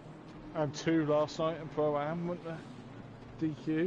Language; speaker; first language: English; native; English